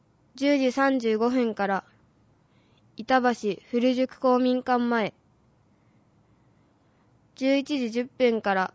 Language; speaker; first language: Japanese; native; Japanese